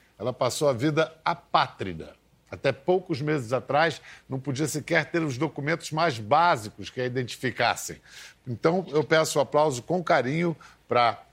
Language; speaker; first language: Portuguese; native; Portuguese